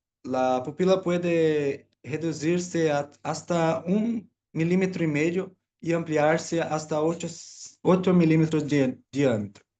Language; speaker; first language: Spanish; non-native, learner; Portuguese